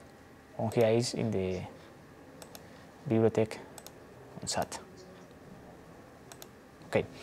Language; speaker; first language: German; non-native, learner; Spanish